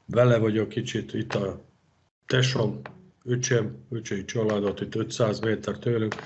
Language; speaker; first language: Hungarian; non-native, fluent; Serbian